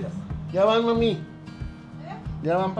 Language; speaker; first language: Spanish; native; Spanish